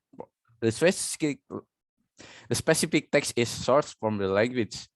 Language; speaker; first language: English; non-native, learner; Indonesian